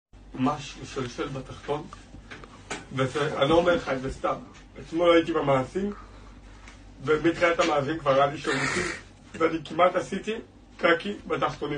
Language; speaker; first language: Hebrew; native; Hebrew